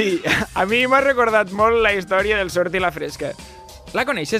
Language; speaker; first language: Catalan; native; Catalan